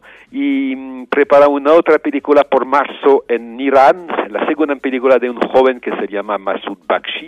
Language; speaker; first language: Spanish; non-native, learner; French